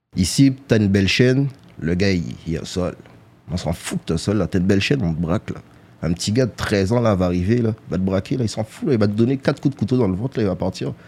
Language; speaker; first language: French; native; French